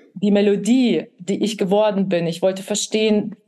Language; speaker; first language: German; early bilingual, other home language; Russian